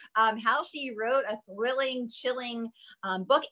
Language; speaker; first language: English; native; English